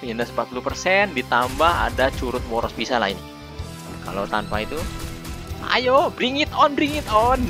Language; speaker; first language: Indonesian; native; Indonesian